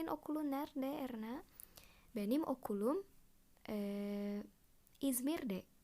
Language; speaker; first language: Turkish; non-native, fluent; Indonesian